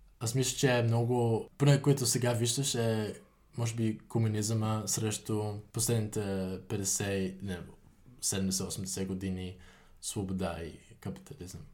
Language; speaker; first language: Bulgarian; non-native, fluent; Dutch